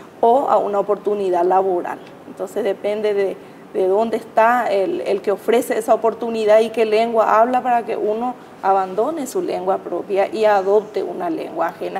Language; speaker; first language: Spanish; native; Spanish